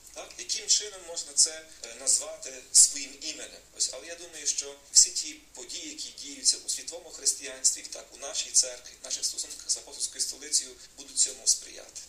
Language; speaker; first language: Ukrainian; native; Ukrainian